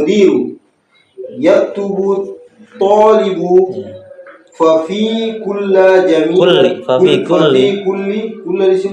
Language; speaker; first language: Arabic; non-native, learner; Indonesian